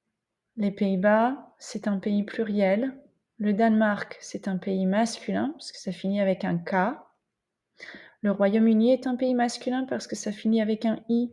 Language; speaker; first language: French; non-native, fluent; English